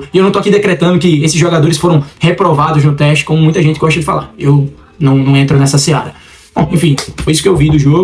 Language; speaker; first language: Portuguese; native; Portuguese